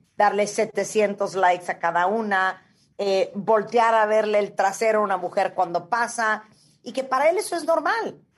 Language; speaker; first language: Spanish; native; Spanish